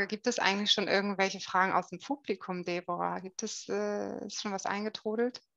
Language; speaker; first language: German; native; German